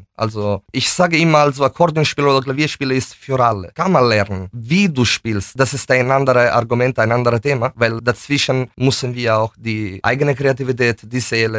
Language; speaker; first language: German; non-native, fluent; Italian